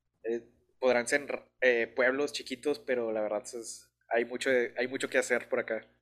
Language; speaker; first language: Spanish; native; Spanish